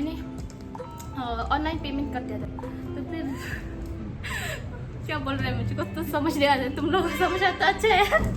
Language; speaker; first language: Hindi; non-native, local second language; Tibetan